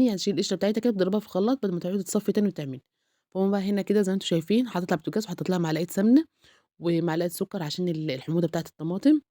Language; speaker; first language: Arabic; native; Arabic